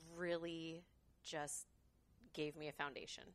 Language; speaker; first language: English; native; English